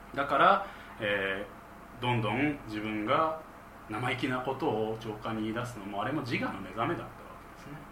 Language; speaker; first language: Japanese; native; Japanese